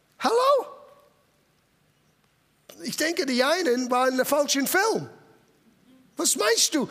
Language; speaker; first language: German; non-native, fluent; English